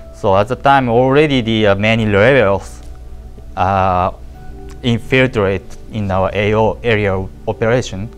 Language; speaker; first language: English; non-native, learner; Japanese